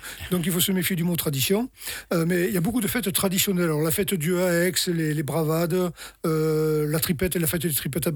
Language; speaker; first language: French; native; French